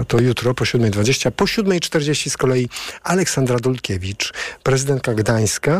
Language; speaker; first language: Polish; native; Polish